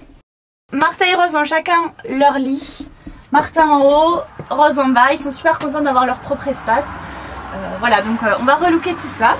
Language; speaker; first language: French; native; French